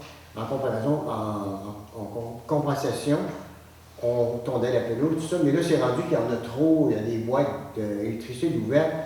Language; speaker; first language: French; native; French